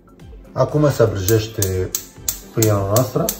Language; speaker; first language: Romanian; non-native, learner; Arabic